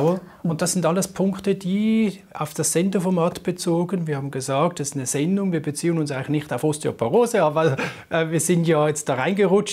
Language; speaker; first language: German; native; German